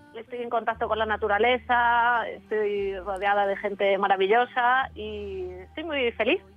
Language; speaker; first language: Spanish; native; Spanish